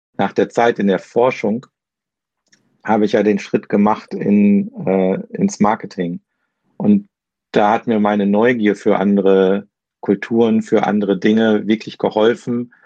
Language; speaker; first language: German; native; German